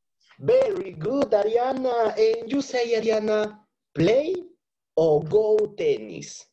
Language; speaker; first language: English; non-native, fluent; Spanish